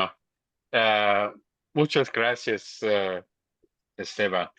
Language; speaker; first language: Spanish; early bilingual, heritage; English